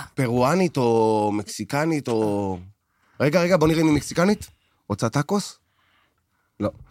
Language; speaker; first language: Hebrew; native; Hebrew